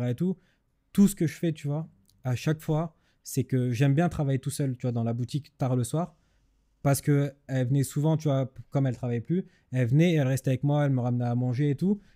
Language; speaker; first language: French; native; French